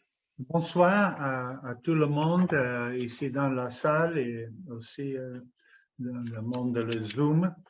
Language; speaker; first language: French; non-native, fluent; English